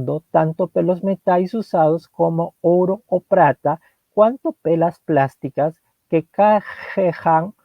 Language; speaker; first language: Portuguese; non-native, learner; Spanish